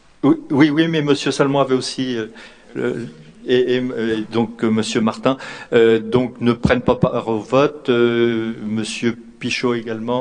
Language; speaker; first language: French; native; French